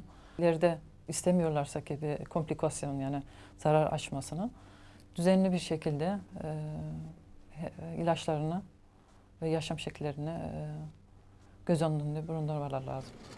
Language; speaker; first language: Turkish; native; Turkish